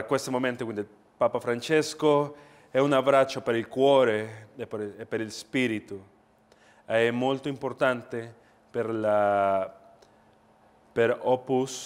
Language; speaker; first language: Italian; non-native, learner; Spanish